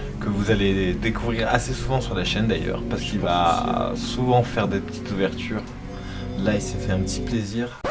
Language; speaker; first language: French; native; French